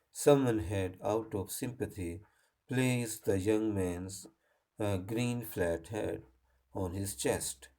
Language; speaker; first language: English; non-native, local second language; Hindi